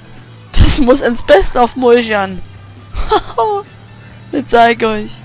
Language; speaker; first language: German; native; German